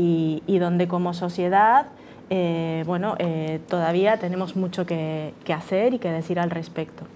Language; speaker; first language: Spanish; native; Spanish